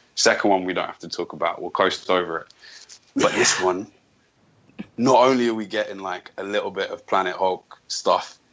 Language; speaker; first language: English; native; English